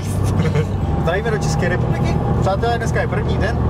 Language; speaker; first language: Czech; native; Czech